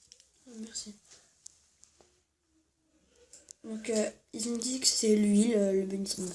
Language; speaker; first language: French; native; French